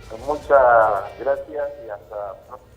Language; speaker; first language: Spanish; native; Spanish